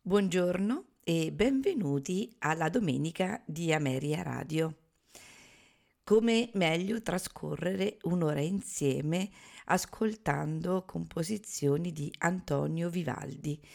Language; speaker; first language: Italian; native; Italian